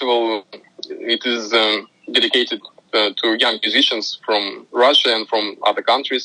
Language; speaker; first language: English; non-native, fluent; Russian